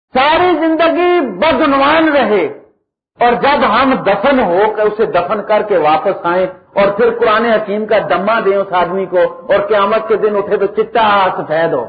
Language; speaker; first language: Urdu; non-native, local second language; Punjabi